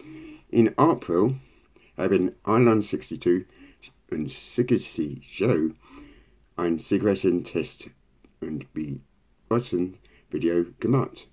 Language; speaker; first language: German; non-native, learner; English